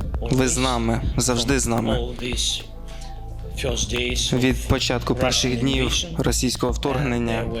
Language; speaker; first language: Ukrainian; non-native, local second language; Russian